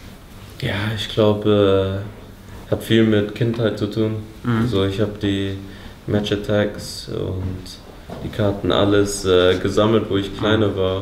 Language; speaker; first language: German; early bilingual, heritage; English